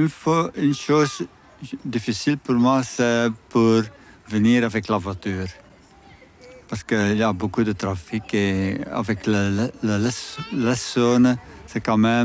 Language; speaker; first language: French; non-native, learner; Dutch